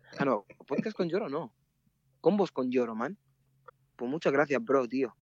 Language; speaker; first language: Spanish; early bilingual, other home language; Mandingo